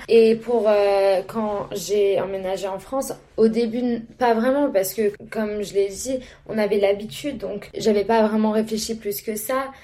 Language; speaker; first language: French; non-native, fluent; English